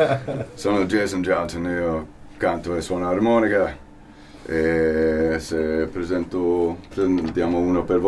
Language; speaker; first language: Italian; non-native, fluent; English